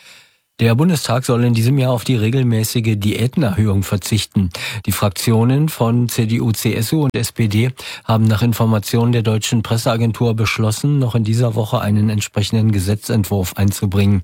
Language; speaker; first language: German; native; German